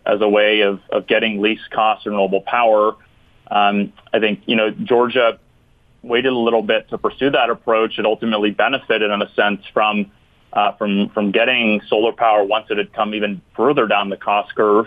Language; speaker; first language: English; native; English